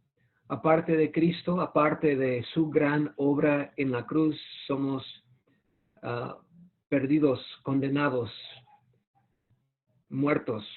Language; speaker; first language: Spanish; non-native, fluent; English